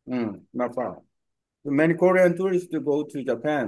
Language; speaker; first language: English; non-native, learner; Korean